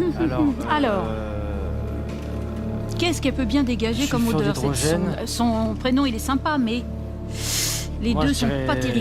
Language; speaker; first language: French; native; French